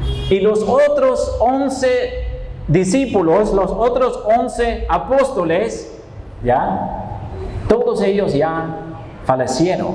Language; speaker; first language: Spanish; non-native, fluent; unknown